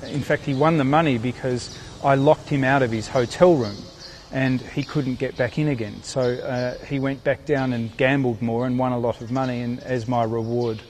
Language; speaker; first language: English; native; English